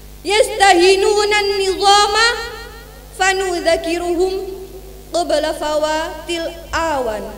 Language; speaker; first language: Arabic; non-native, learner; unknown